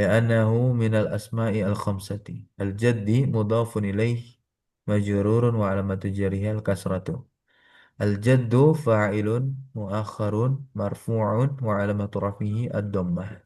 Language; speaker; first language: Arabic; non-native, local second language; Indonesian